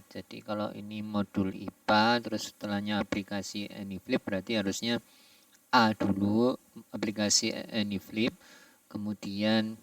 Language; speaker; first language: Indonesian; native; Indonesian